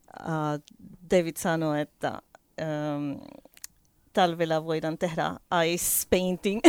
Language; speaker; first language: Finnish; non-native, learner; Spanish